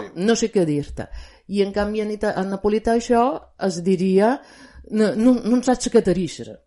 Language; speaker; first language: Catalan; non-native, fluent; Italian